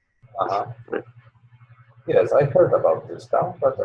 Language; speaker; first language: English; non-native, learner; Polish